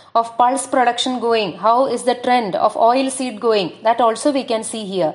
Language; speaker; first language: English; non-native, local second language; Malayalam